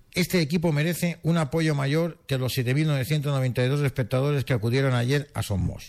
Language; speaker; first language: Spanish; non-native, local second language; Catalan